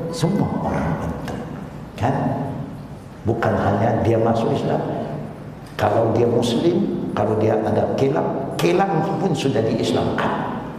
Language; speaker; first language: Malay; non-native, local second language; Chinese